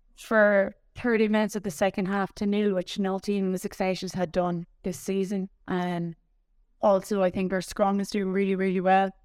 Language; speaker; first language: English; native; English